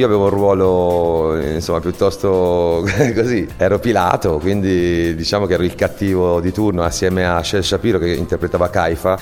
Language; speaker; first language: Italian; native; Italian